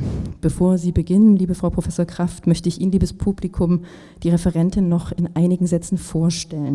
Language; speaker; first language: German; native; German